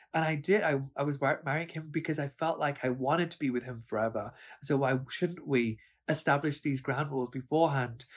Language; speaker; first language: English; early bilingual, other home language; Urdu